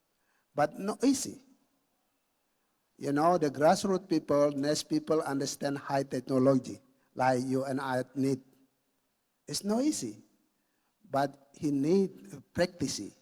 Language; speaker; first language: English; non-native, learner; Indonesian